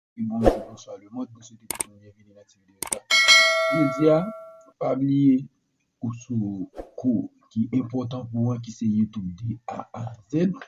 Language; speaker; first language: French; non-native, learner; Haitian Creole